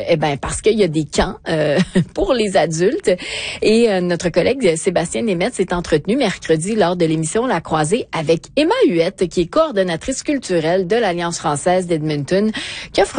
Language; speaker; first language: French; native; French